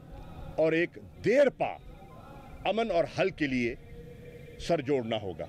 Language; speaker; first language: Urdu; non-native, local second language; Saraiki